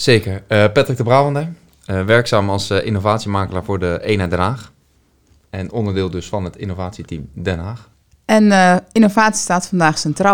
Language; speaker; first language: Dutch; native; Dutch